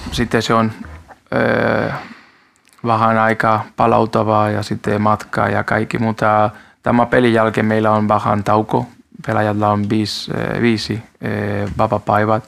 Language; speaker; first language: Finnish; non-native, learner; Spanish